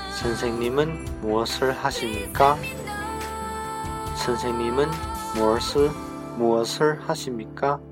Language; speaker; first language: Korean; non-native, fluent; Chinese